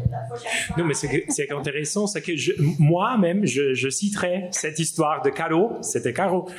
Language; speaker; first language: French; non-native, fluent; Portuguese